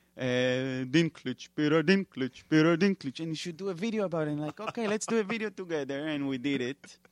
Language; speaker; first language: English; non-native, fluent; Hebrew